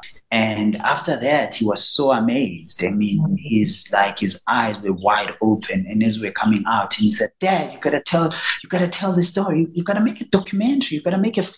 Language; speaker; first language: English; non-native, local second language; Xhosa